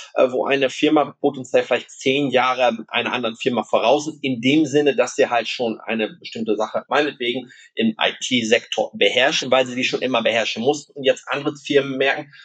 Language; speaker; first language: German; non-native, local second language; Low German